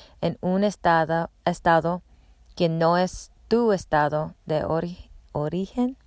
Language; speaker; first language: Spanish; non-native, learner; English